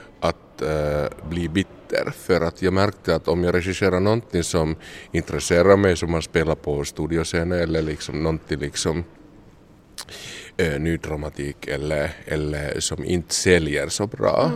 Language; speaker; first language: Swedish; non-native, local second language; Finnish